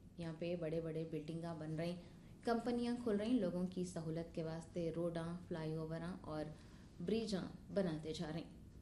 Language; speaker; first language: Urdu; native; Urdu